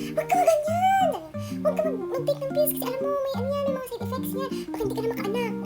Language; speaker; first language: Filipino; non-native, local second language; Hiligaynon